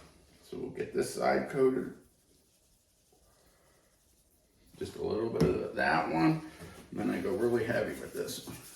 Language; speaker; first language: English; native; English